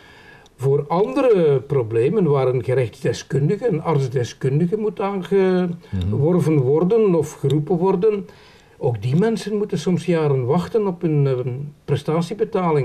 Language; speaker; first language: Dutch; native; Dutch